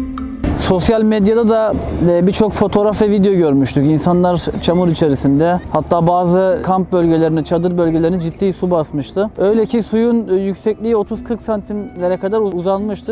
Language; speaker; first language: Turkish; native; Turkish